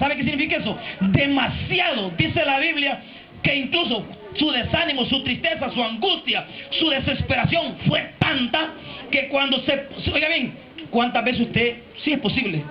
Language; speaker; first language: Spanish; native; Spanish